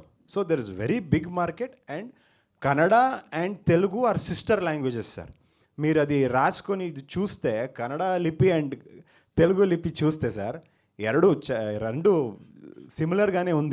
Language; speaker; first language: Telugu; non-native, local second language; Kannada